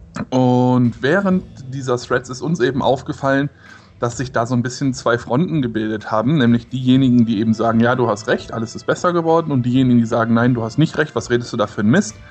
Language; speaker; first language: German; native; German